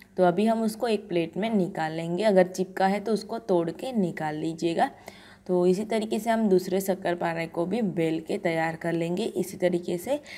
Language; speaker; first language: Hindi; non-native, local second language; Gujarati